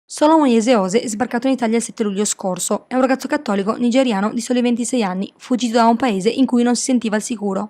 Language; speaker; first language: Italian; native; Italian